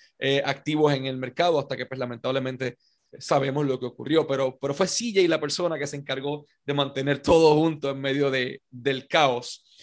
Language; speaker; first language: Spanish; native; Spanish